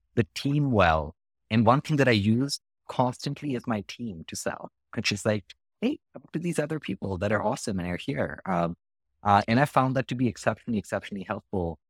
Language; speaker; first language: English; non-native, local second language; Hindi